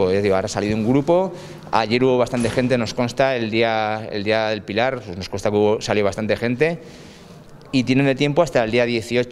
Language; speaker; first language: Spanish; native; Spanish